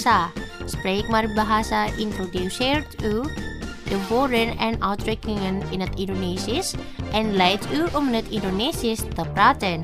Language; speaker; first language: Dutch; non-native, fluent; Indonesian